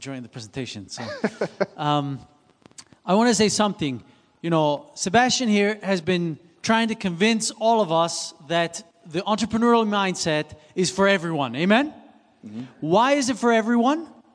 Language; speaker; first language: English; non-native, fluent; Swiss German